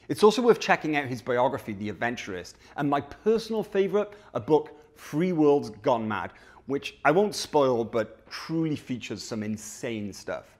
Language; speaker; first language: English; native; English